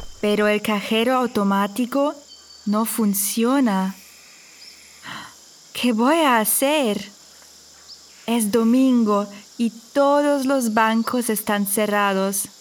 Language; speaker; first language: Spanish; non-native, fluent; German